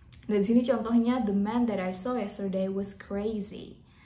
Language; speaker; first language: English; non-native, fluent; Indonesian